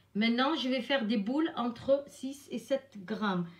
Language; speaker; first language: French; non-native, local second language; Arabic